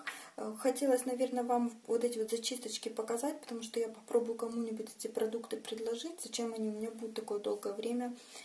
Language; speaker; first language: Russian; native; Russian